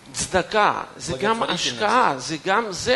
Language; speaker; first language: Hebrew; non-native, fluent; Russian